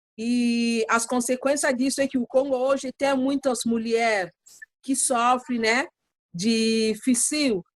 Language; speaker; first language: Portuguese; non-native, learner; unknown